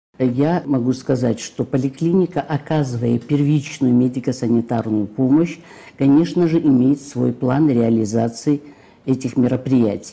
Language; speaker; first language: Russian; native; Russian